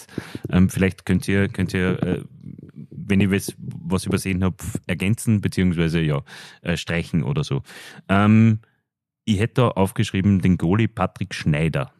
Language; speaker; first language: German; native; German